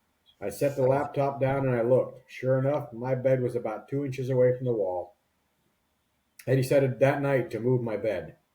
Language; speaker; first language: English; native; English